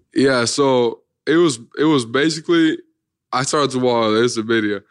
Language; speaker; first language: English; early bilingual, other home language; Spanish